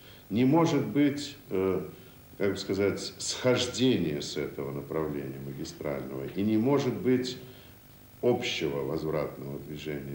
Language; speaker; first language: Russian; native; Russian